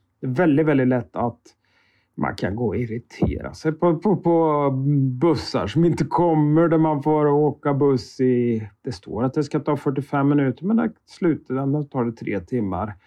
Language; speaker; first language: Swedish; native; Swedish